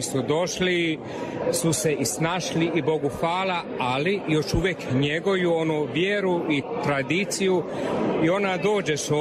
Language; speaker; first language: Croatian; non-native, fluent; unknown